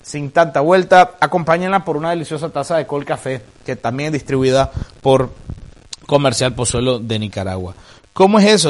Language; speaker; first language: Spanish; native; Spanish